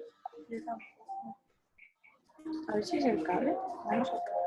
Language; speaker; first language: Spanish; native; Spanish